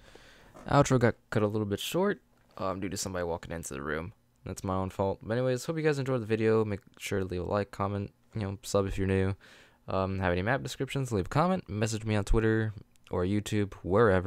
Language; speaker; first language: English; native; English